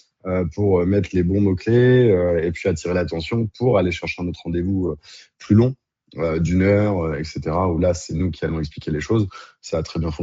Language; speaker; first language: French; native; French